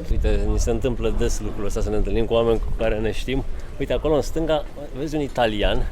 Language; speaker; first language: Romanian; native; Romanian